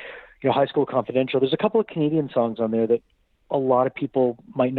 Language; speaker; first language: English; native; English